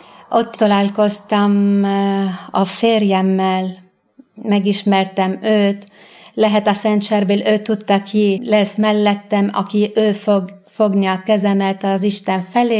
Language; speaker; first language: Hungarian; non-native, fluent; Arabic